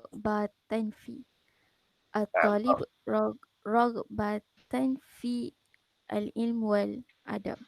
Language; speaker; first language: Arabic; non-native, learner; Malay